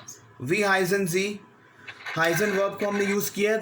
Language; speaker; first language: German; non-native, learner; Hindi